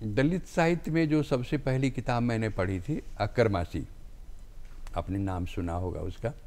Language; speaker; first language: Hindi; native; Hindi